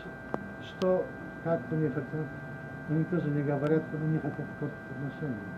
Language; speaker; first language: Russian; non-native, learner; Polish